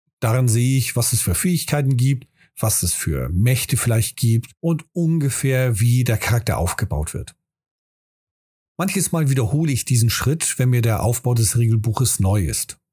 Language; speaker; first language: German; native; German